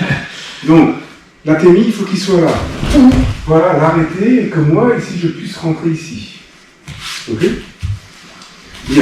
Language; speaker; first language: French; native; French